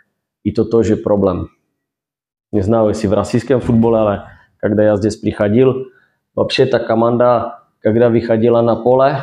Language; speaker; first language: Russian; non-native, fluent; Czech